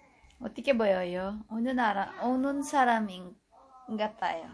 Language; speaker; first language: Korean; non-native, fluent; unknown